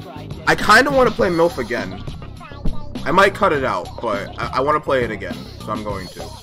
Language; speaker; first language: English; native; English